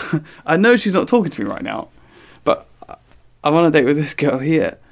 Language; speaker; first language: English; native; English